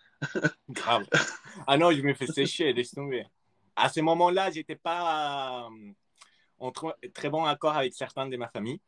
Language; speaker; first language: French; early bilingual, other home language; Spanish